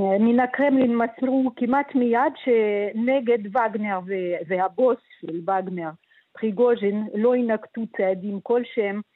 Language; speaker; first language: Hebrew; early bilingual, other home language; Russian